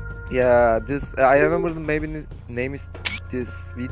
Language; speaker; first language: English; non-native, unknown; Turkish